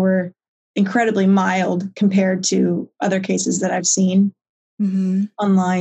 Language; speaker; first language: English; native; English